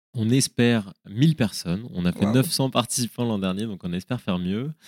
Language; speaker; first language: French; native; French